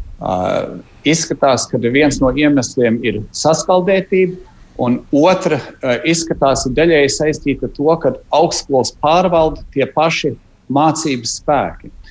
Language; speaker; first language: Latvian; early bilingual, heritage; Latvian